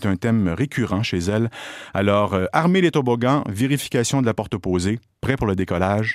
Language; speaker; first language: French; native; French